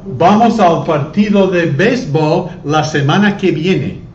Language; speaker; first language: Spanish; non-native, fluent; English